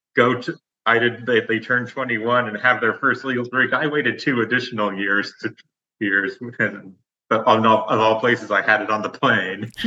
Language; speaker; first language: English; native; English